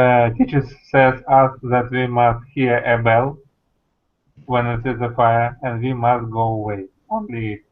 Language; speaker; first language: English; non-native, learner; Russian